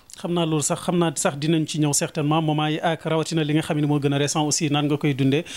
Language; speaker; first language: Wolof; native; Wolof